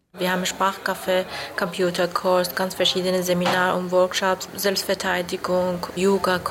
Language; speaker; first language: German; non-native, learner; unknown